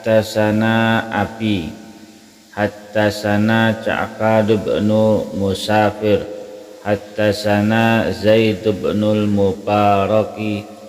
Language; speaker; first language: Arabic; non-native, fluent; Indonesian